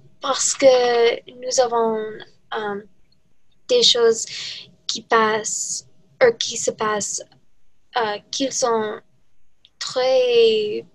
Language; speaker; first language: French; non-native, learner; English